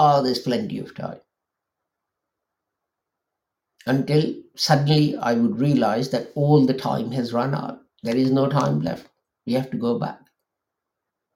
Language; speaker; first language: English; non-native, local second language; Urdu